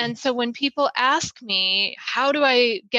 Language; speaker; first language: English; native; English